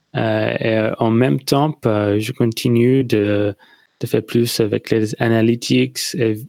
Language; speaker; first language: French; non-native, fluent; English